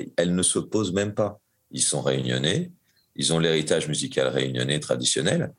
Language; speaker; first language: French; native; French